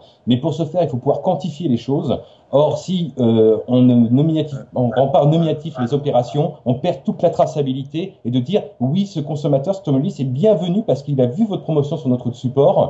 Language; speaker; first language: French; native; French